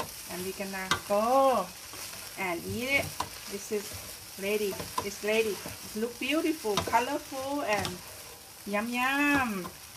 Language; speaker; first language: English; non-native, learner; Thai